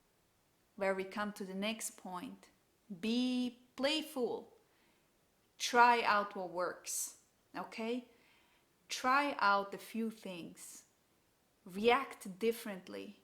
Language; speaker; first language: English; non-native, fluent; German